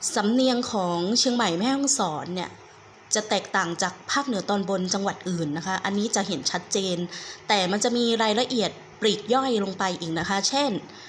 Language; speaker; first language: Thai; native; Thai